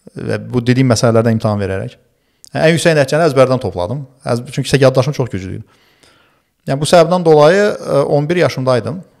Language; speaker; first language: Azerbaijani; early bilingual, other home language; Turkish